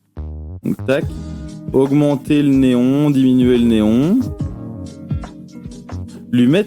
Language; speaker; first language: French; native; French